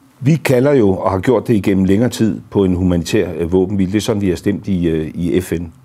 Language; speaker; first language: Danish; native; Danish